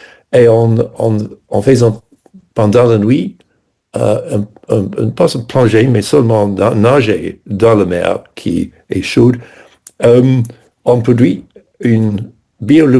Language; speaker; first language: French; non-native, fluent; English